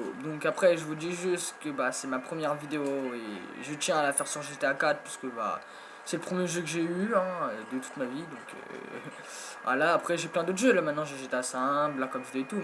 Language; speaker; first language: French; native; French